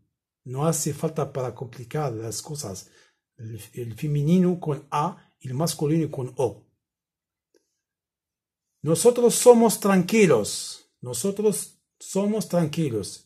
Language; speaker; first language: Spanish; non-native, fluent; Arabic